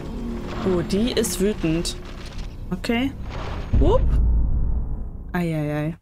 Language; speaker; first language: German; native; German